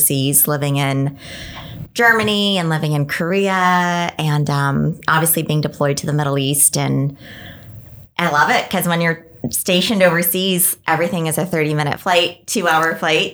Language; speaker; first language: English; native; English